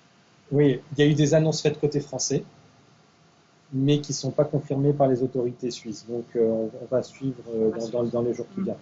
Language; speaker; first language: French; native; French